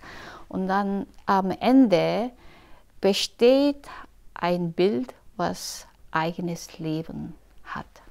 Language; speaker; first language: German; non-native, fluent; Korean